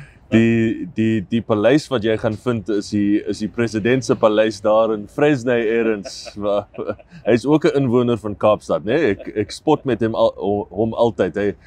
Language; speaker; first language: Afrikaans; non-native, local second language; English